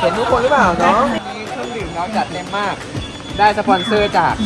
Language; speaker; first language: Thai; native; Thai